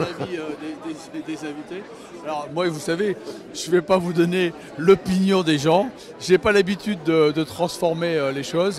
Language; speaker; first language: French; native; French